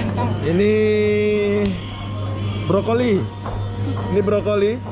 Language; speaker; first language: Malay; native; Malay